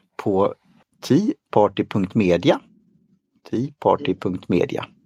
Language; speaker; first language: Swedish; native; Swedish